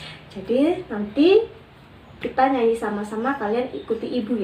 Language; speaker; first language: Indonesian; native; Indonesian